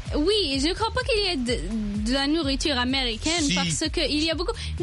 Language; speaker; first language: French; non-native, local second language; Arabic